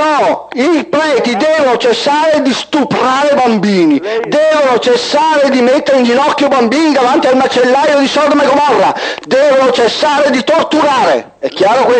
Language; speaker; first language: Italian; native; Italian